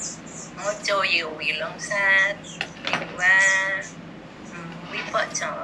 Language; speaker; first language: Cantonese; non-native, learner; Indonesian